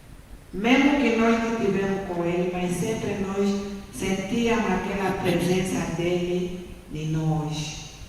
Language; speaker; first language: Portuguese; non-native, learner; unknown